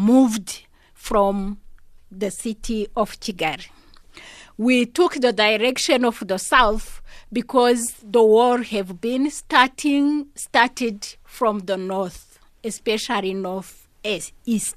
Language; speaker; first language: English; non-native, local second language; Kinyarwanda